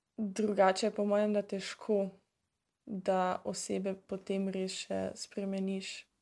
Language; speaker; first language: Slovenian; native; Slovenian